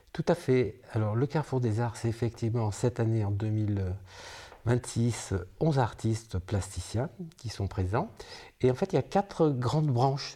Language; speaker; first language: French; native; French